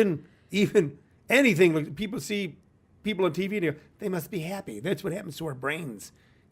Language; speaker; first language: English; native; English